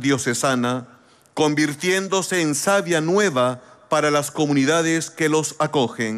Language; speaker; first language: Spanish; native; Spanish